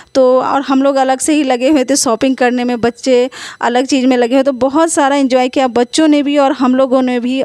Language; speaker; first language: Hindi; native; Hindi